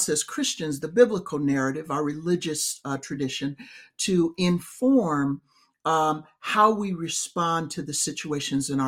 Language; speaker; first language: English; native; English